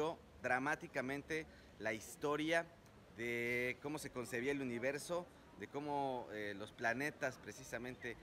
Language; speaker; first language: Spanish; native; Spanish